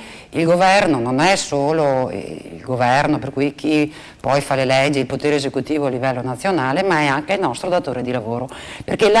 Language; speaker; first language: Italian; native; Italian